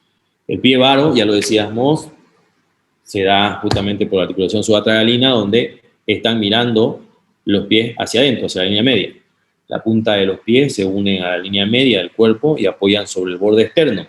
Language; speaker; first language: Spanish; native; Spanish